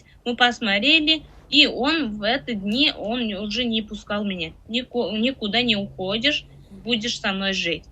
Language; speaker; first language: Russian; non-native, learner; Tajik